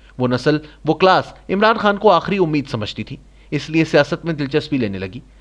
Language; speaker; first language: Urdu; non-native, local second language; Saraiki